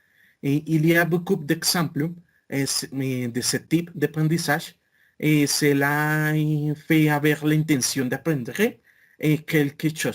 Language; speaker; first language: French; non-native, learner; Spanish